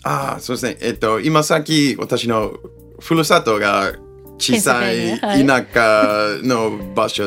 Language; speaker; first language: Japanese; non-native, learner; English